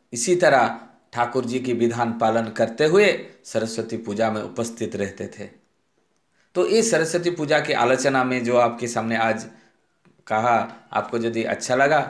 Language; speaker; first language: Hindi; non-native, local second language; Odia